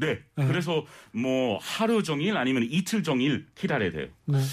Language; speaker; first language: Korean; non-native, learner; English